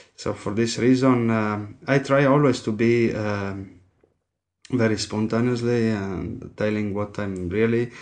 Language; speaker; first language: English; non-native, fluent; Italian